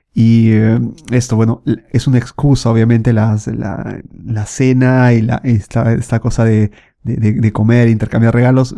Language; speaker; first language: Spanish; native; Spanish